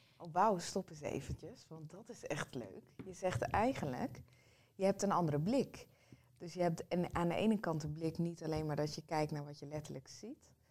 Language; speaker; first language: Dutch; native; Dutch